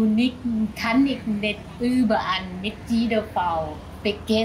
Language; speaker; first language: German; non-native, learner; Thai